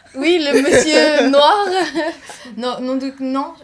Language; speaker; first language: French; native; French